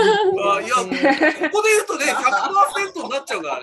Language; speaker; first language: Japanese; native; Japanese